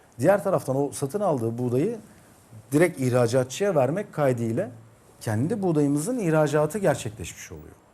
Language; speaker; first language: Turkish; native; Turkish